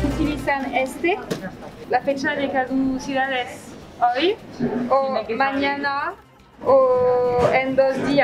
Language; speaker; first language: Spanish; non-native, fluent; French